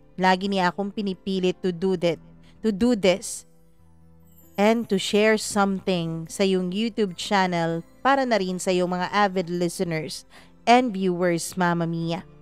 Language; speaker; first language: Filipino; non-native, local second language; Cebuano